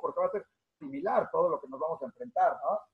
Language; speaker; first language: Spanish; native; Spanish